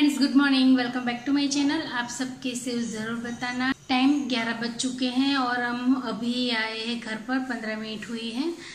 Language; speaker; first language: Hindi; non-native, local second language; Gujarati